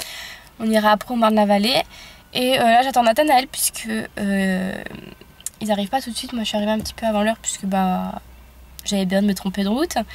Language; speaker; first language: French; native; French